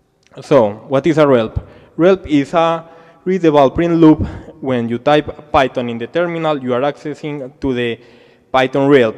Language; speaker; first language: English; non-native, fluent; Spanish